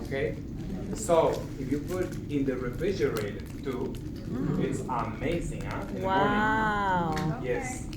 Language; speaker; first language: English; non-native, learner; Spanish